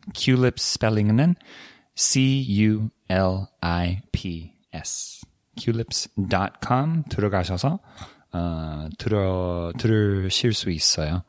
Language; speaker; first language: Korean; non-native, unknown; English